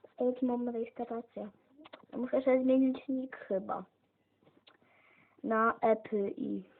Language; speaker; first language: Polish; native; Polish